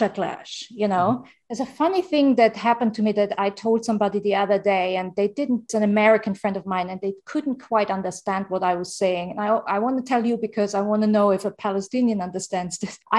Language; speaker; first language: English; non-native, fluent; German